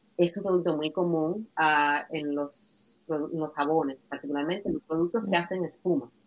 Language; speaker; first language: Spanish; native; Spanish